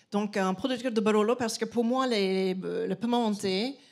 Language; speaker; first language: French; non-native, fluent; English